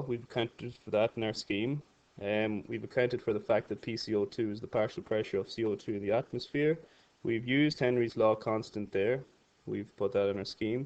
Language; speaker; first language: English; native; English